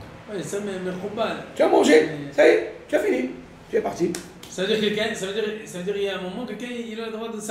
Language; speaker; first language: French; native; French